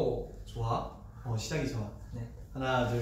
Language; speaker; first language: Korean; native; Korean